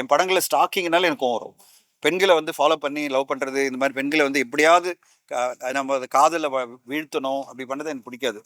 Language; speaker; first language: Tamil; native; Tamil